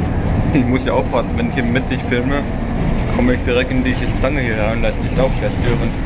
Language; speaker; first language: German; native; German